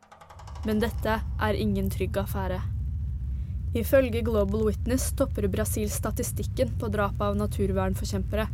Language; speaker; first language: Norwegian; native; Norwegian